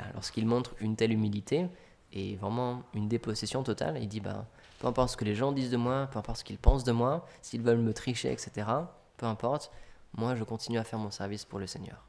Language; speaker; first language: French; native; French